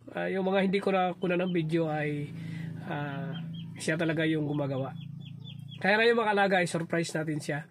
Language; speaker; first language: Filipino; native; Filipino